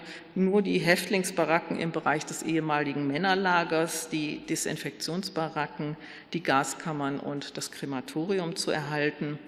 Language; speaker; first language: German; native; German